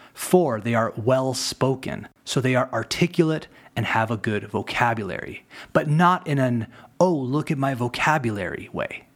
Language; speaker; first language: English; native; English